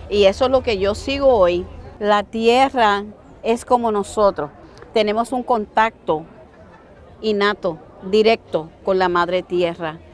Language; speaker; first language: Spanish; early bilingual, heritage; Spanish